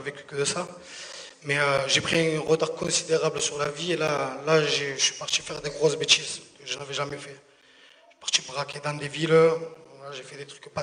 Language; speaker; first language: French; native; French